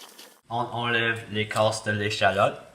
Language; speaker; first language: French; non-native, learner; English